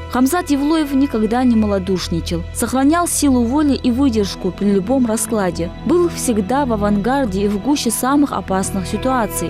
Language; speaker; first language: Russian; native; Russian